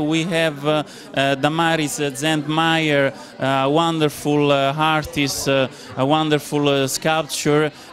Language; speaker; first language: English; non-native, fluent; Italian